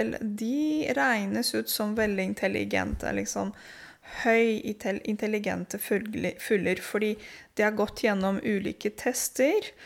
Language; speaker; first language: Norwegian; non-native, fluent; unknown